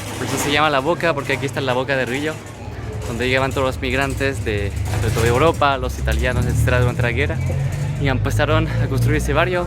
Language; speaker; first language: Spanish; non-native, fluent; French